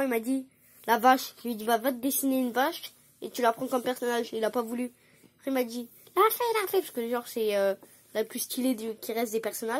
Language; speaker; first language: French; native; French